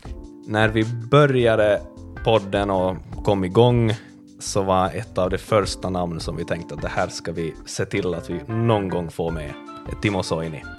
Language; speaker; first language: Swedish; native; Swedish